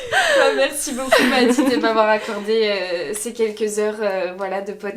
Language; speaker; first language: French; native; French